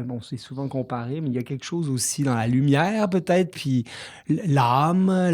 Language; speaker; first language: French; native; French